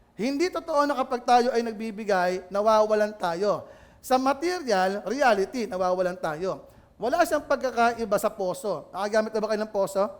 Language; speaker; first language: Filipino; native; Filipino